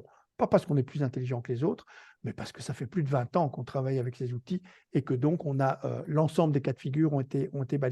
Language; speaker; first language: French; native; French